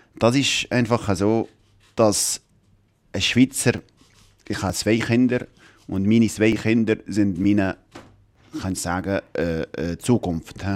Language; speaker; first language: German; non-native, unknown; Arabic